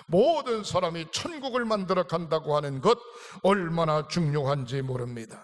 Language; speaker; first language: Korean; native; Korean